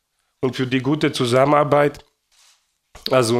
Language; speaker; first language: German; non-native, fluent; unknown